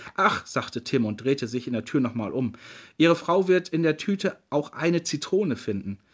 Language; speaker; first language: German; native; German